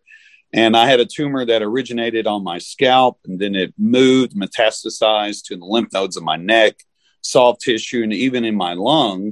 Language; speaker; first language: English; native; English